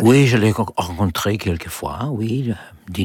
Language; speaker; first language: French; non-native, learner; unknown